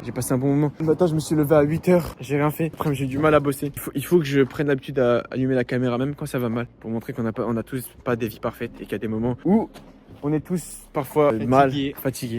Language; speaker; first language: French; native; French